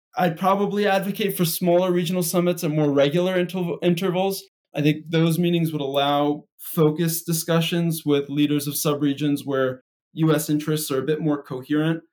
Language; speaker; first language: English; native; English